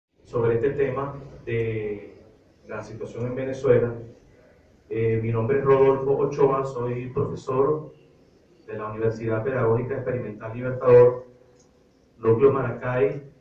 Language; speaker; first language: Spanish; native; Spanish